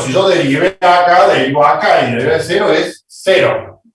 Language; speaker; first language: Spanish; native; Spanish